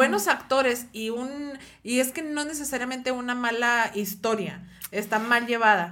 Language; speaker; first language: Spanish; native; Spanish